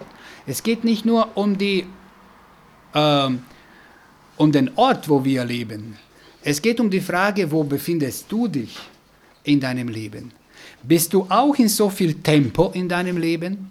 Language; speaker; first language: German; non-native, fluent; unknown